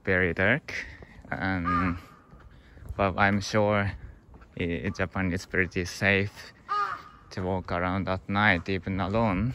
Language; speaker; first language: English; non-native, learner; Japanese